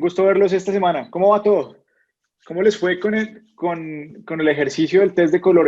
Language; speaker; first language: Spanish; native; Spanish